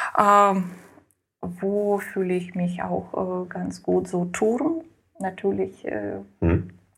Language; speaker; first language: German; non-native, learner; Ukrainian